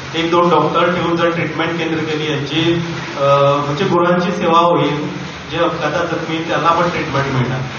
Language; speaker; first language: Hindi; non-native, local second language; Konkani